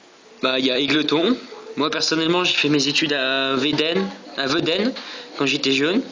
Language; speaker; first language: French; native; French